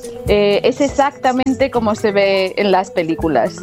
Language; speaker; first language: Spanish; native; Spanish